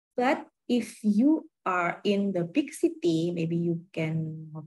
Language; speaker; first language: English; non-native, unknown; Indonesian